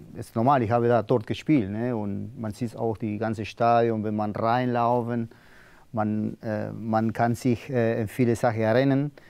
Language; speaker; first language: German; non-native, learner; Spanish